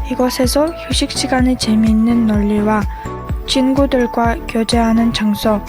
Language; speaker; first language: Korean; non-native, fluent; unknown